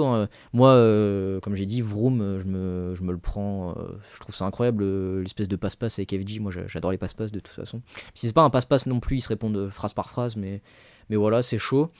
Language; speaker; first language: French; native; French